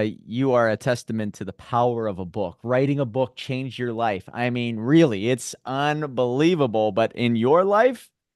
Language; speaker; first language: English; native; English